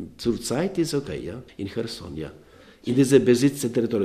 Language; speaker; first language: German; non-native, learner; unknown